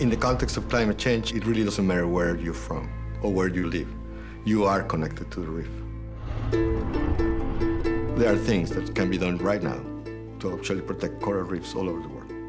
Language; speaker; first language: English; non-native, fluent; Spanish